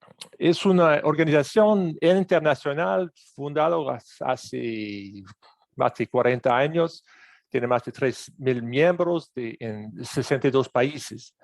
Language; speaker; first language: Spanish; non-native, fluent; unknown